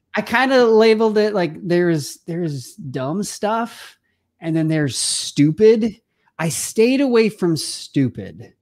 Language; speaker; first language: English; native; English